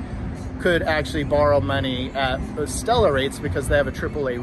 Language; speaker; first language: English; native; English